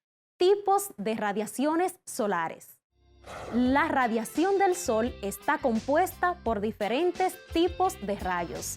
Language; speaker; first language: Spanish; native; Spanish